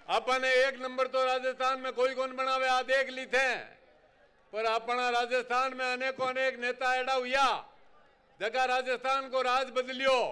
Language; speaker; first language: Hindi; native; Hindi